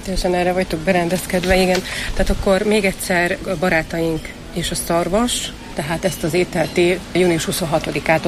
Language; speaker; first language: Hungarian; native; Hungarian